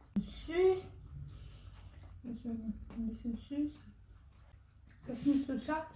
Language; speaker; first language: German; non-native, learner; Korean